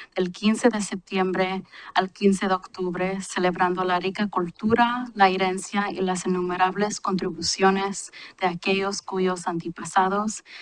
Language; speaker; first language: Spanish; early bilingual, heritage; Spanish